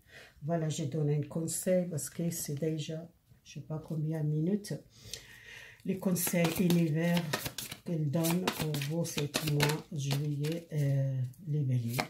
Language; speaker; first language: French; non-native, learner; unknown